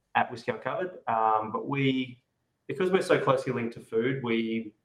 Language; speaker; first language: English; native; English